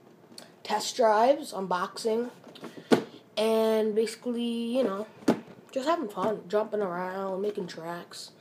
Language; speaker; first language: English; native; English